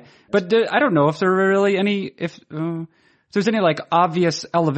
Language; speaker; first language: English; native; English